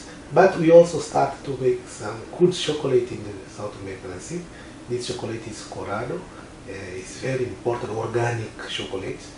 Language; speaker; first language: English; non-native, learner; Portuguese